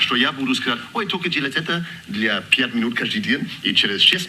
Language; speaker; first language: Russian; non-native, learner; English